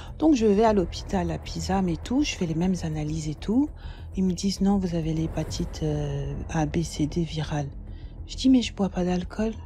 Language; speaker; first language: French; native; French